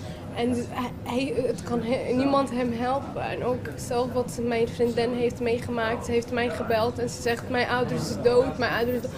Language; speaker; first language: Dutch; non-native, local second language; Papiamento